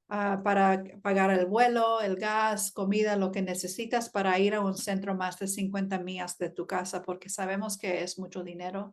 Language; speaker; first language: Spanish; early bilingual, heritage; Spanish